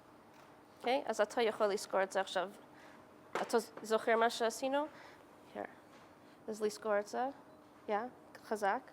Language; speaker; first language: Hebrew; non-native, fluent; English